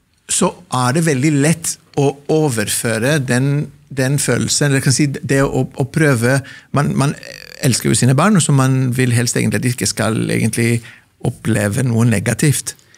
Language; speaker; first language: Norwegian; non-native, fluent; Greek